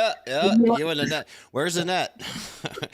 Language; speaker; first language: English; native; English